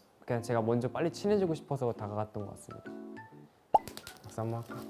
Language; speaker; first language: Korean; native; Korean